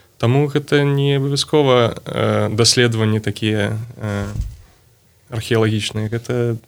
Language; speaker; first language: Belarusian; non-native, local second language; Russian